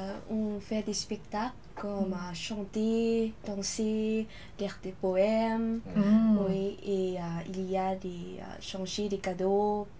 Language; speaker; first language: French; non-native, learner; Lao